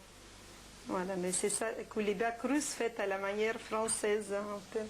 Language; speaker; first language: French; non-native, fluent; Ukrainian